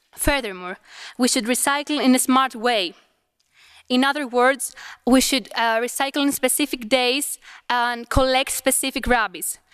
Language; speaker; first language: English; non-native, fluent; Arabic